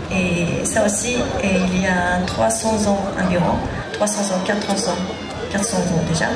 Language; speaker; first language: French; non-native, learner; Japanese